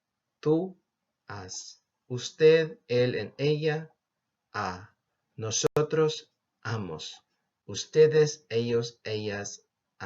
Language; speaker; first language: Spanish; non-native, fluent; English